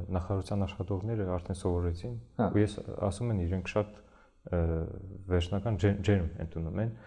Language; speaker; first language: Armenian; early bilingual, heritage; Armenian